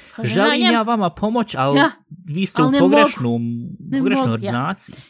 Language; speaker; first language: Bosnian; early bilingual, heritage; Bosnian